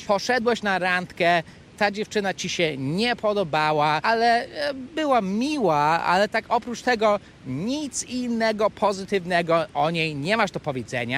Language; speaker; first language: Polish; non-native, fluent; English